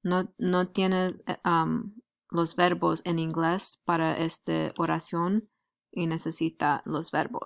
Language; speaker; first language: Spanish; non-native, learner; English